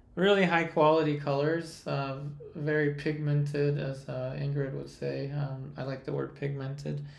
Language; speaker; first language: English; early bilingual, other home language; Spanish